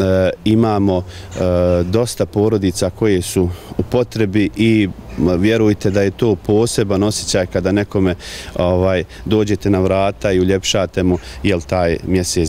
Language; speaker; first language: Croatian; native; Croatian